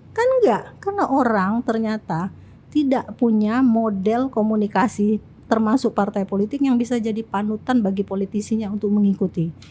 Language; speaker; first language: Indonesian; native; Indonesian